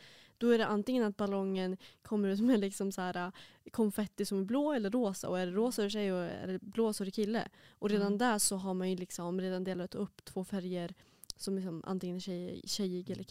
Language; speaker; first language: Swedish; native; Swedish